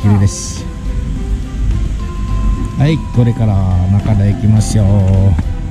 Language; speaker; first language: Japanese; non-native, fluent; Indonesian